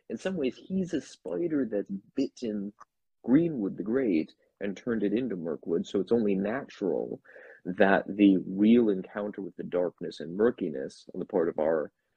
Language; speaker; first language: English; native; English